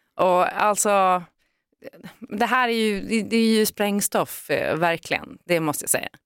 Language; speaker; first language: Swedish; native; Swedish